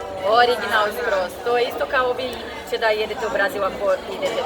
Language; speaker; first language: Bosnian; non-native, learner; Portuguese